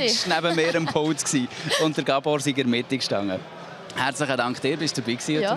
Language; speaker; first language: German; native; German